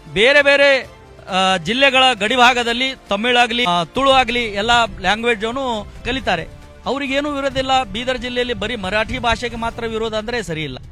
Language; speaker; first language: Kannada; non-native, local second language; Marathi